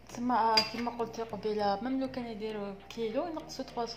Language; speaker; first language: Arabic; native; Arabic